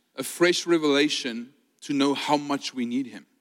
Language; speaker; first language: English; non-native, local second language; Afrikaans